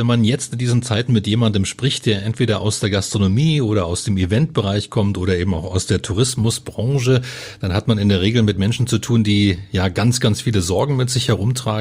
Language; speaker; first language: German; native; German